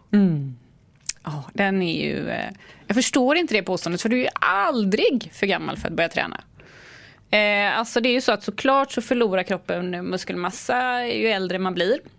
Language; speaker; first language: Swedish; native; Swedish